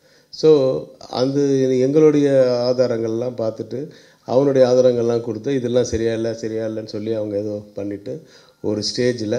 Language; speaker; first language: Tamil; native; Tamil